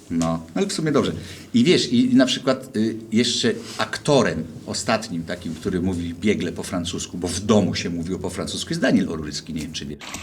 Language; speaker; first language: Polish; native; Polish